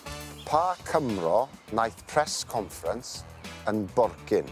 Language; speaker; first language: Welsh; native; Welsh